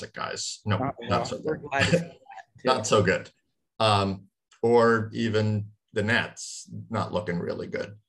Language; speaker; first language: English; native; English